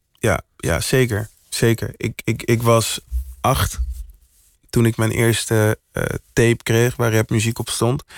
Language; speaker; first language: Dutch; early bilingual, other home language; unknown